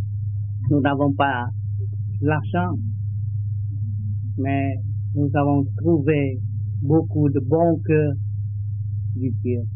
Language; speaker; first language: French; non-native, learner; Vietnamese